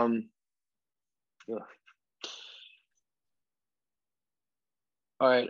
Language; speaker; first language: English; native; English